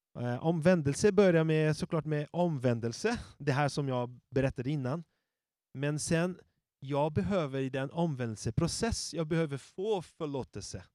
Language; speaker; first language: Swedish; non-native, fluent; Portuguese